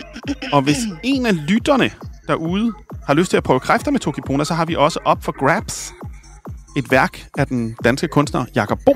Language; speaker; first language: Danish; native; Danish